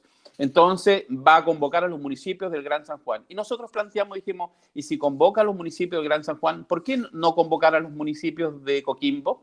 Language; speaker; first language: Spanish; native; Spanish